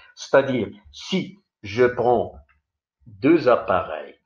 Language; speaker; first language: French; non-native, local second language; Arabic